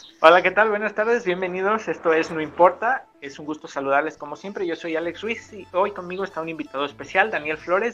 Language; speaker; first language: Spanish; native; Spanish